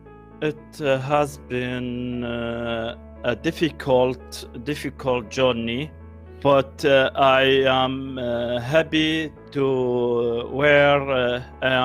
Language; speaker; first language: English; non-native, learner; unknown